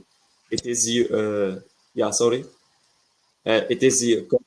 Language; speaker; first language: English; non-native, fluent; Arabic